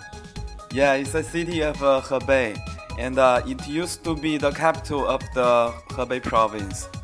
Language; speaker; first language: English; non-native, learner; Chinese